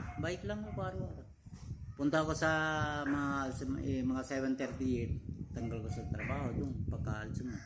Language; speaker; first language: Filipino; non-native, learner; Punjabi